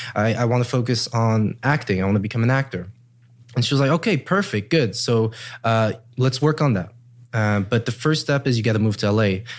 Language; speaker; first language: English; early bilingual, heritage; English